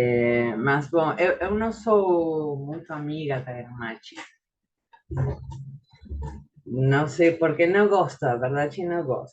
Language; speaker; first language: Portuguese; non-native, learner; Spanish